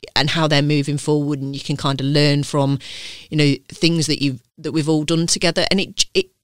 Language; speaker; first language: English; native; English